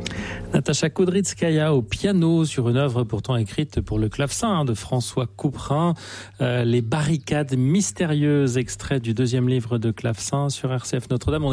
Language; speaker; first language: French; native; French